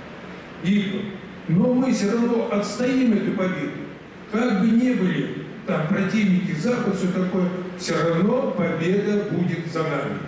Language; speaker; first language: Russian; native; Russian